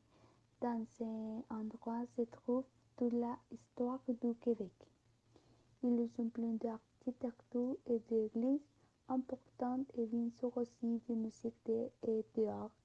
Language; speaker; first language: French; non-native, learner; Spanish